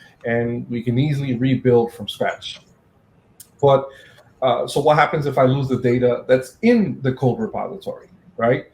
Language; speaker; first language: English; native; English